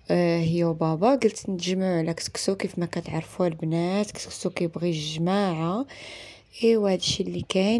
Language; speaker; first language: Arabic; native; Arabic